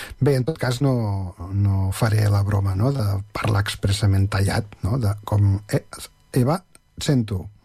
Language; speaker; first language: Catalan; native; Catalan